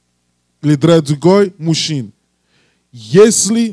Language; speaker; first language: Russian; non-native, learner; English